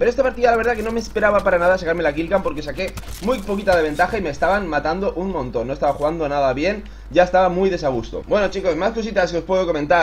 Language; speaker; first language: Spanish; native; Spanish